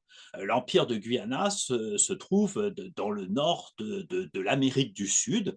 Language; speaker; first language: French; native; French